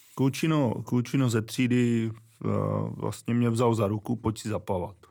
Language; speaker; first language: Czech; native; Czech